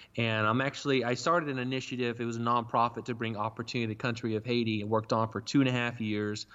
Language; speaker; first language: English; native; English